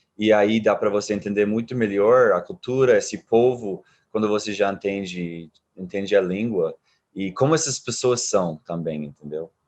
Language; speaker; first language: Portuguese; non-native, fluent; English